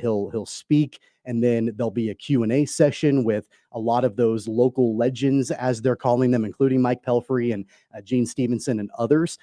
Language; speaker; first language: English; native; English